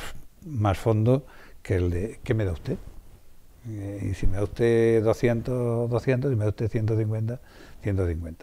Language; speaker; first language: Spanish; native; Spanish